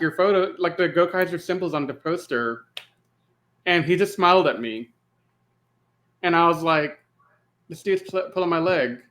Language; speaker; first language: English; native; English